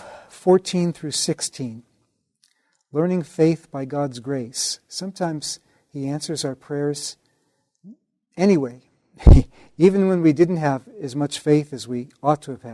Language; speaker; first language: English; native; English